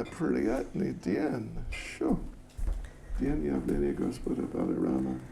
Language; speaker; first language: Russian; non-native, learner; English